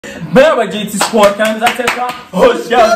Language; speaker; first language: Turkish; non-native, learner; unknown